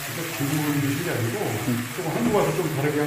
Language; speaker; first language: Korean; non-native, fluent; Sinhala